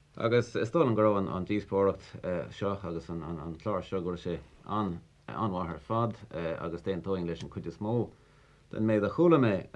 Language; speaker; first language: Irish; native; Irish